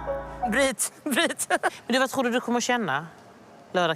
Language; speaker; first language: Swedish; native; Swedish